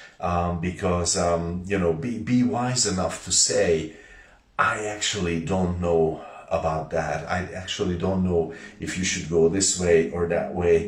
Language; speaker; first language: English; non-native, fluent; Hungarian